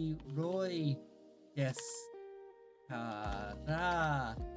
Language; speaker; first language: Japanese; non-native, learner; English